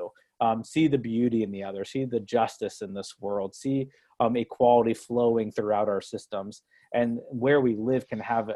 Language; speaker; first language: English; native; English